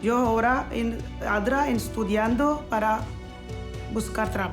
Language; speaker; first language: Spanish; non-native, learner; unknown